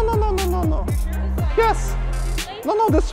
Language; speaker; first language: English; non-native, learner; Russian